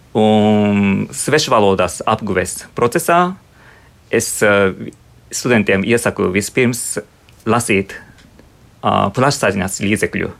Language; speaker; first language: Latvian; non-native, fluent; Japanese